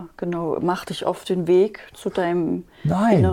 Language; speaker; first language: German; native; German